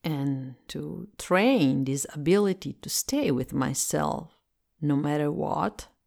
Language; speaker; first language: English; non-native, fluent; Italian